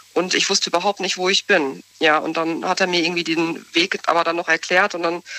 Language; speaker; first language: German; native; German